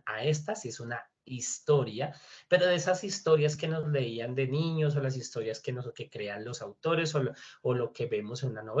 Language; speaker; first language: Spanish; native; Spanish